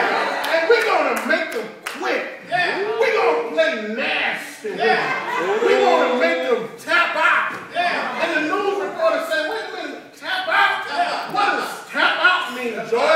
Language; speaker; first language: English; native; English